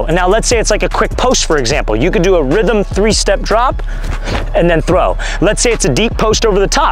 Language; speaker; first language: English; native; English